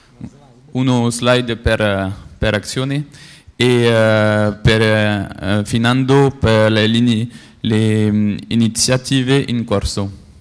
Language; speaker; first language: Italian; non-native, learner; French